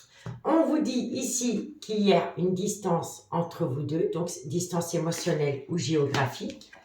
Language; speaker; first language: French; native; French